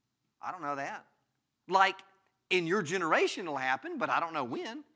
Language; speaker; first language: English; native; English